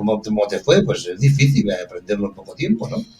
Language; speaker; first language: Spanish; native; Spanish